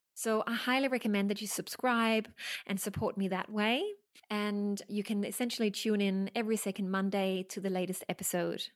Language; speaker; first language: English; non-native, fluent; Danish